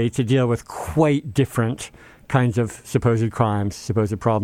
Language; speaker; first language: English; native; English